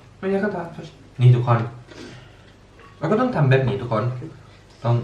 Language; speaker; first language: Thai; early bilingual, heritage; Thai